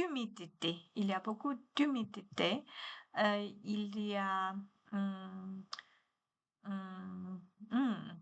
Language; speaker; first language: French; non-native, learner; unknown